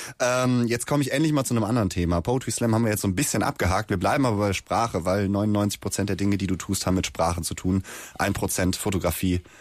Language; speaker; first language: German; native; German